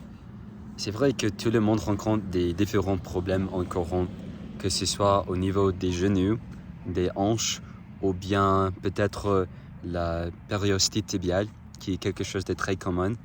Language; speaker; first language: French; non-native, fluent; English